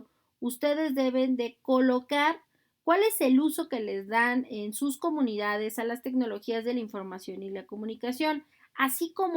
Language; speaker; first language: Spanish; native; Spanish